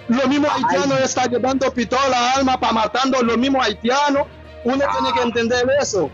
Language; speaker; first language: Spanish; non-native, learner; Haitian Creole